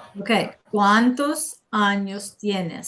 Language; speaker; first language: Spanish; non-native, fluent; English